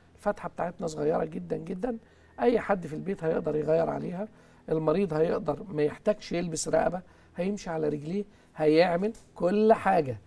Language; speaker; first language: Arabic; native; Arabic